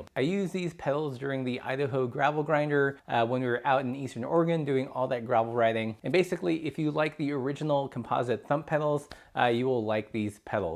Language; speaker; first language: English; native; English